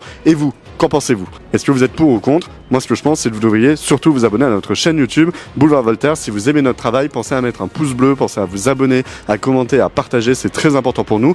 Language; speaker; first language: French; native; French